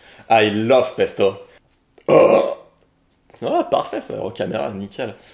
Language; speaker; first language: French; native; French